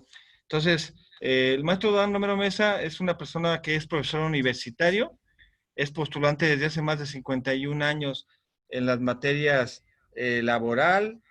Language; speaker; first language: Spanish; native; Spanish